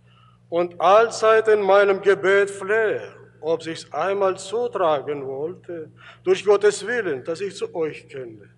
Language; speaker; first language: German; early bilingual, heritage; German